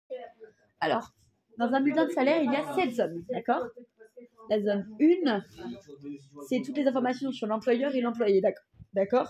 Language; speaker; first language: French; native; French